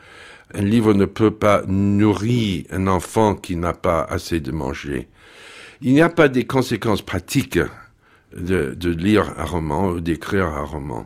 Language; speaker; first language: French; non-native, fluent; English